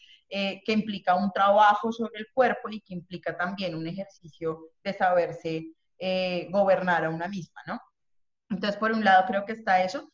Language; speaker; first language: Spanish; native; Spanish